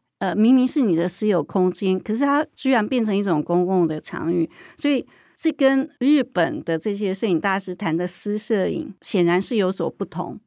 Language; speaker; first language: Chinese; native; Chinese